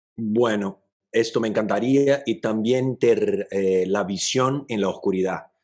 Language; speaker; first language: Spanish; non-native, fluent; Portuguese